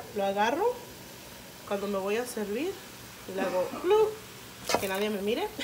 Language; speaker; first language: Spanish; early bilingual, other home language; English